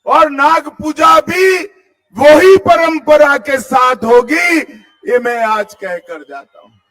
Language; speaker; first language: Hindi; non-native, local second language; Gujarati